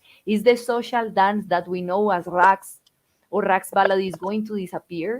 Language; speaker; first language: English; non-native, fluent; Spanish